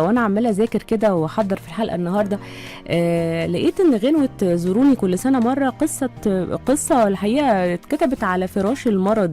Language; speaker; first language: Arabic; native; Arabic